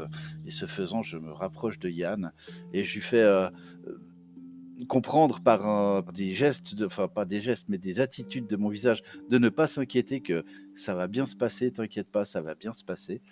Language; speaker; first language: French; native; French